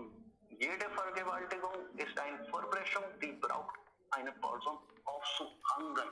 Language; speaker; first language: German; non-native, learner; Hindi